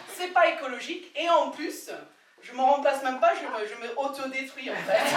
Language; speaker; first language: French; non-native, fluent; English